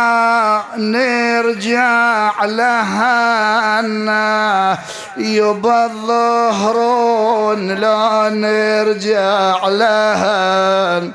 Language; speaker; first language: Arabic; native; Arabic